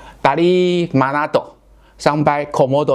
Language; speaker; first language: Indonesian; non-native, learner; Chinese